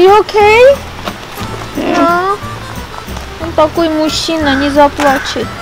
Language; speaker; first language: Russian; non-native, fluent; Armenian